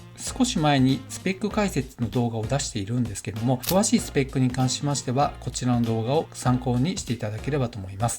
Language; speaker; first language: Japanese; native; Japanese